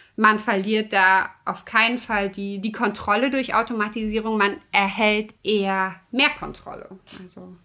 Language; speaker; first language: German; native; German